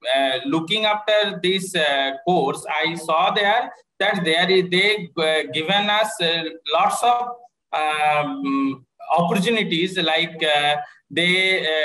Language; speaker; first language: English; non-native, local second language; Bangla